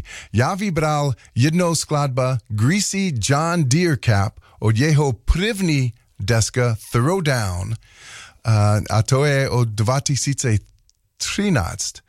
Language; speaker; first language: Czech; non-native, learner; English